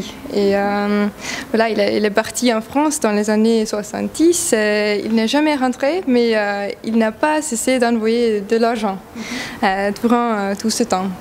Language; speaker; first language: French; non-native, fluent; Estonian